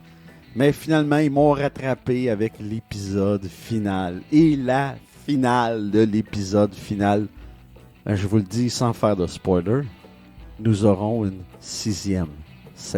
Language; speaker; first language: French; native; French